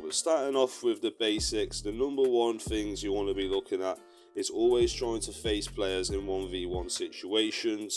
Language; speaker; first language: English; native; English